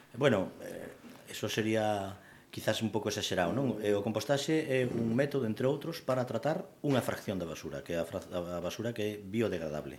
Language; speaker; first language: Galician; native; Galician